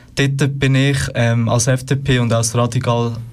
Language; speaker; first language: German; native; German